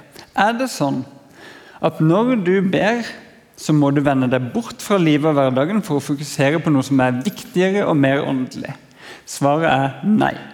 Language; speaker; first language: Norwegian; native; Norwegian